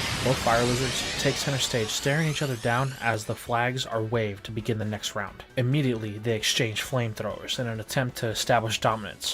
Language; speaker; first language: English; native; English